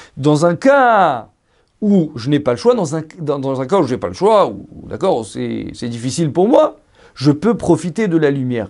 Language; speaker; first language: French; native; French